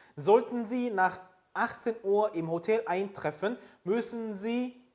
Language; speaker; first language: German; non-native, fluent; Korean